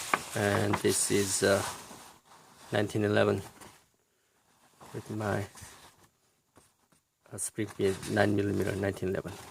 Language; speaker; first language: English; non-native, fluent; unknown